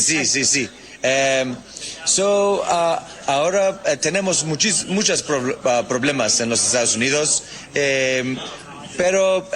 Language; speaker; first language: Spanish; non-native, learner; English